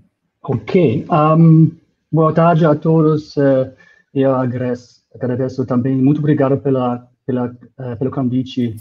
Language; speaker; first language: Portuguese; non-native, fluent; German